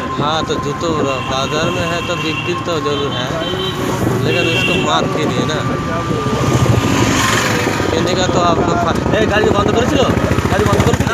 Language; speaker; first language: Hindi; non-native, local second language; Bangla